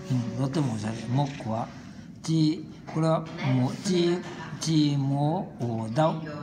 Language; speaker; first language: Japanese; non-native, fluent; Vietnamese